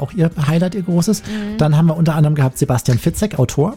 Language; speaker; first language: German; native; German